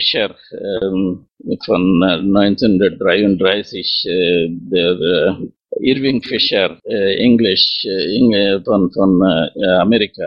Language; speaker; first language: German; non-native, fluent; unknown